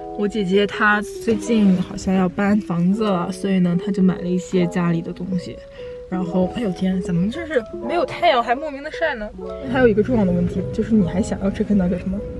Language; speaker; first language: Chinese; early bilingual, heritage; Chinese